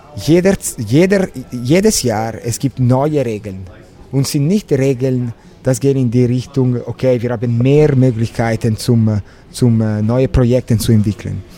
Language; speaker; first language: German; non-native, local second language; Italian